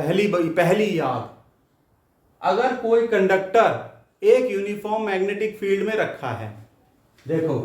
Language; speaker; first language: Hindi; native; Hindi